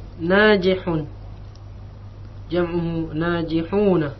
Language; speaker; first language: Arabic; non-native, learner; Indonesian